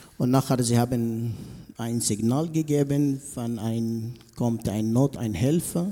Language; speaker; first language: German; non-native, learner; Arabic